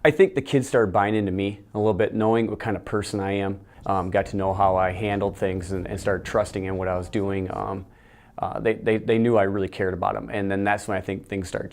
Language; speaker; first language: English; native; English